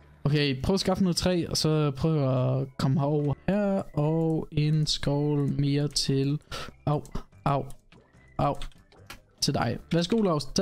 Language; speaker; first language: Danish; native; Danish